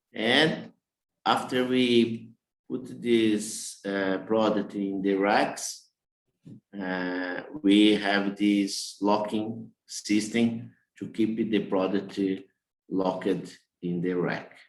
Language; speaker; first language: English; non-native, learner; Portuguese